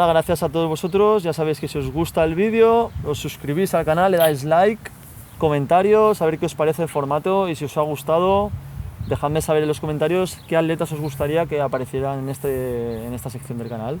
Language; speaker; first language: Spanish; native; Spanish